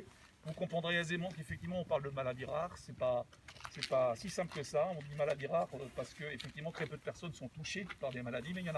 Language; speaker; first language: French; native; French